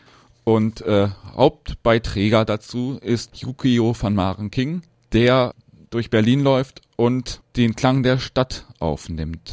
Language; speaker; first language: German; native; German